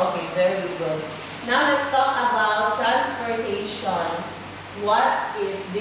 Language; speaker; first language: English; non-native, fluent; Vietnamese